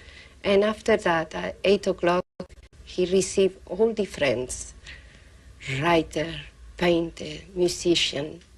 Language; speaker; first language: English; non-native, learner; Spanish